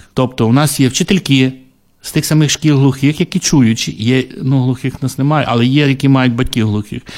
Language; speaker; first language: Ukrainian; native; Ukrainian